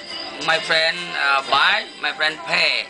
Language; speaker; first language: English; non-native, learner; Khmer